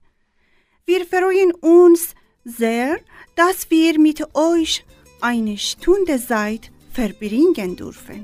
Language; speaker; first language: German; non-native, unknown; Persian